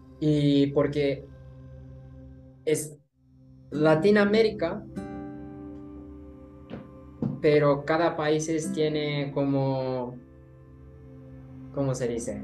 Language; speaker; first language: Spanish; non-native, learner; Japanese